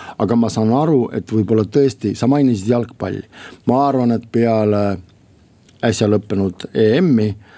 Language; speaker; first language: Estonian; non-native, local second language; Russian